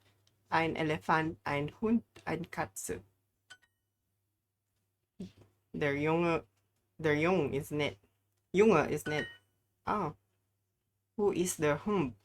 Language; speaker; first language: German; non-native, learner; English